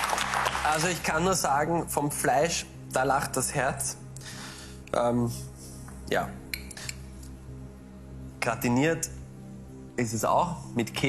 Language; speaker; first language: German; native; German